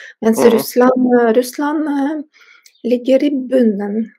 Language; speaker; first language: Norwegian; non-native, fluent; Russian